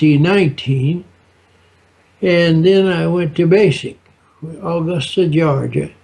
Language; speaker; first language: English; native; English